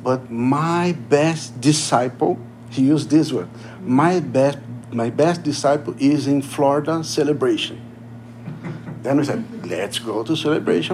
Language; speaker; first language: English; non-native, learner; Portuguese